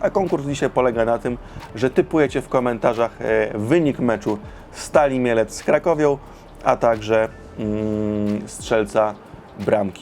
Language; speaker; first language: Polish; native; Polish